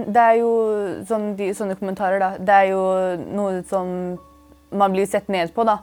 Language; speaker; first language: Norwegian; early bilingual, other home language; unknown